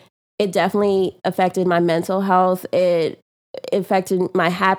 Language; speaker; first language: English; native; English